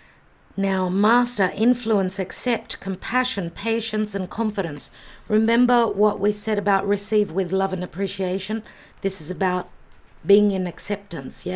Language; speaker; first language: English; native; English